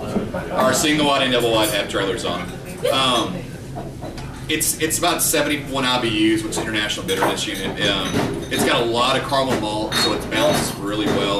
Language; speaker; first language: English; native; English